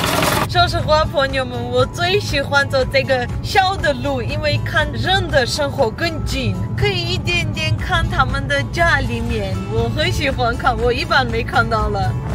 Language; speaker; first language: Chinese; non-native, learner; Armenian